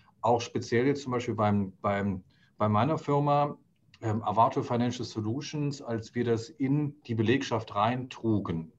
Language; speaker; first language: German; native; German